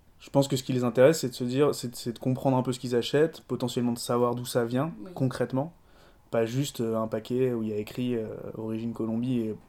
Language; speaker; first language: French; native; French